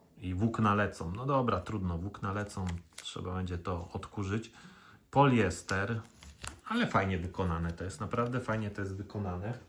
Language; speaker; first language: Polish; native; Polish